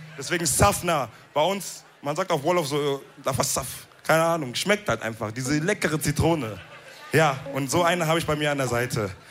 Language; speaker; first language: German; early bilingual, other home language; Wolof